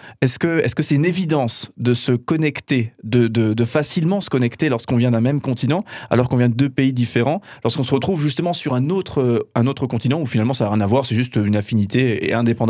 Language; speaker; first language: French; native; French